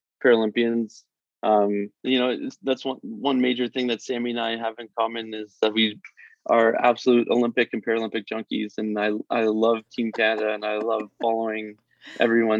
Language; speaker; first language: English; native; English